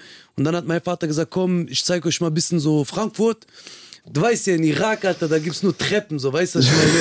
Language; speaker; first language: German; early bilingual, other home language; Kurdish